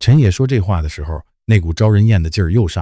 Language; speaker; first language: Chinese; native; Chinese